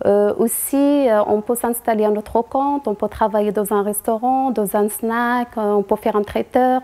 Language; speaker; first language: French; non-native, fluent; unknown